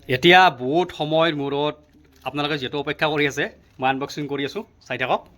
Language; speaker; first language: Assamese; native; Assamese